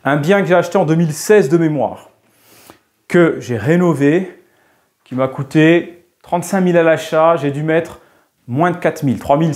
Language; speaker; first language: French; native; French